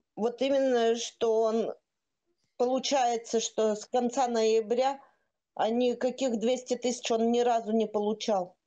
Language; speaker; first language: Russian; native; Russian